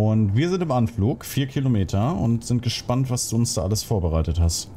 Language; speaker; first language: German; native; German